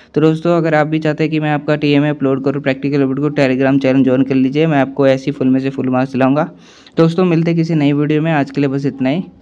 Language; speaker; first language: Hindi; native; Hindi